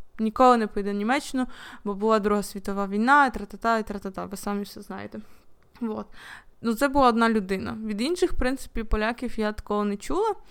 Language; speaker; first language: Ukrainian; native; Ukrainian